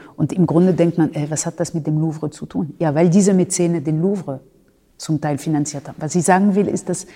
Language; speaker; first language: German; non-native, fluent; French